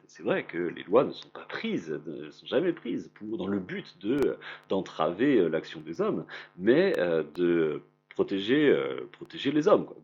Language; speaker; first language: French; native; French